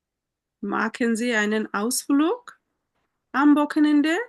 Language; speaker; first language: German; non-native, fluent; Bangla